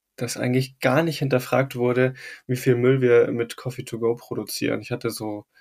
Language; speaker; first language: German; native; German